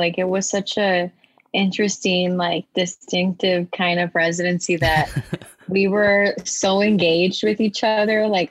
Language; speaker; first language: English; native; English